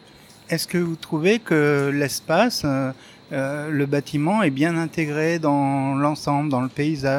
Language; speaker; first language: French; native; French